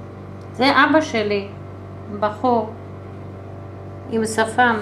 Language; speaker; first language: Hebrew; early bilingual, other home language; German